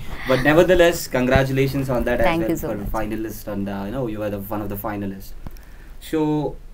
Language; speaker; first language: Telugu; native; Telugu